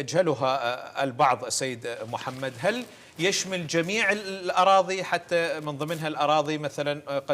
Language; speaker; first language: Arabic; native; Arabic